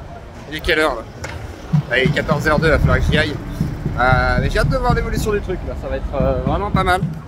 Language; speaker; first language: French; native; French